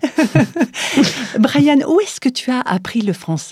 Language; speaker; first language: French; native; French